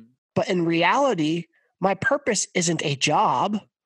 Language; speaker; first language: English; native; English